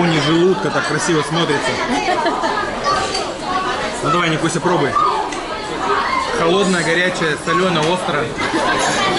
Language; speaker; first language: Russian; native; Russian